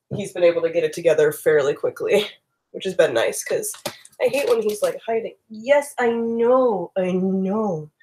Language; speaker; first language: English; native; English